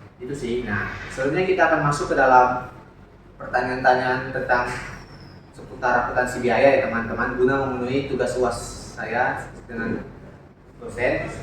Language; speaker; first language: Indonesian; native; Indonesian